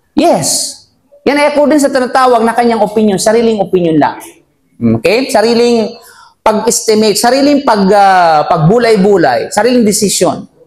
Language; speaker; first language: Filipino; non-native, local second language; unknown